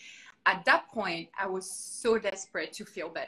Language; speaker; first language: English; non-native, fluent; French